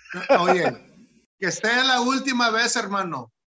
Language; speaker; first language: Spanish; early bilingual, heritage; Spanish